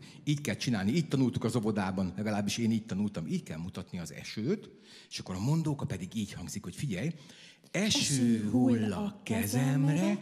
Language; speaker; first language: Hungarian; native; Hungarian